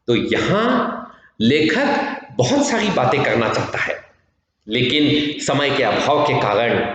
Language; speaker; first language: Hindi; non-native, local second language; Kannada